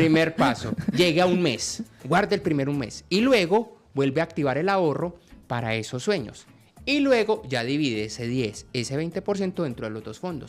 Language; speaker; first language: Spanish; native; Spanish